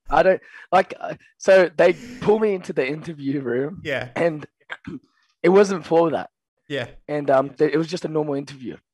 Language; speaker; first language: English; native; English